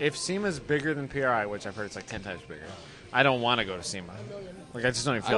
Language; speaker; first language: English; native; English